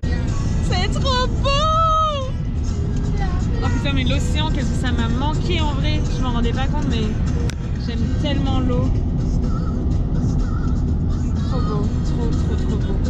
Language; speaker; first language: French; native; French